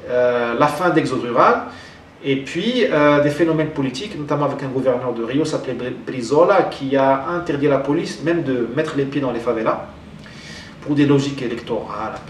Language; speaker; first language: French; non-native, local second language; Arabic